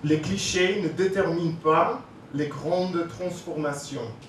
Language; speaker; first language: French; non-native, learner; English